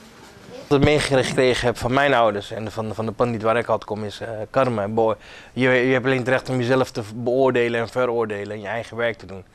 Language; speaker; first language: Dutch; native; Dutch